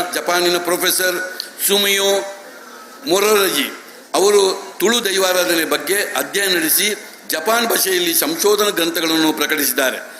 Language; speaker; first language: Kannada; non-native, local second language; Tulu